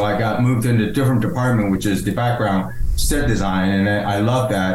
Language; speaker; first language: English; early bilingual, other home language; Chinese